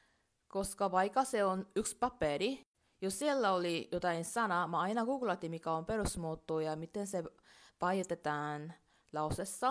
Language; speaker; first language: Finnish; non-native, learner; Korean